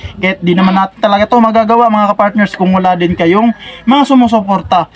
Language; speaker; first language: Filipino; non-native, local second language; Cebuano